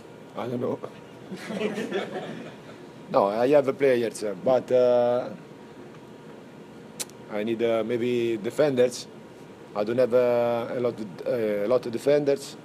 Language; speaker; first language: English; non-native, fluent; Italian